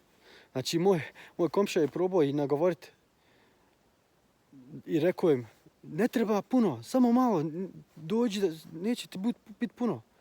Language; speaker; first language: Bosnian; early bilingual, heritage; Croatian